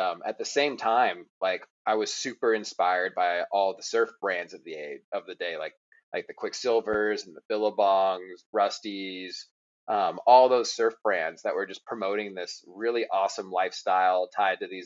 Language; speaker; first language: English; native; English